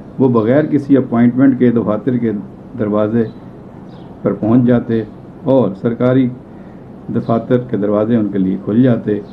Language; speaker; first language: Urdu; native; Urdu